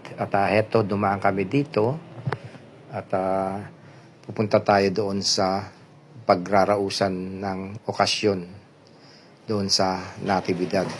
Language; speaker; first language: Filipino; non-native, local second language; Pampanga